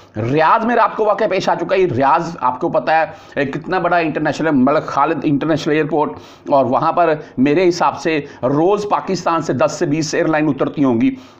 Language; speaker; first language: Urdu; non-native, local second language; Punjabi